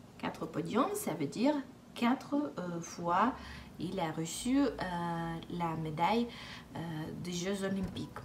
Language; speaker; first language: French; non-native, fluent; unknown